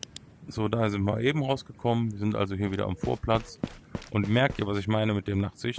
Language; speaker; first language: German; native; German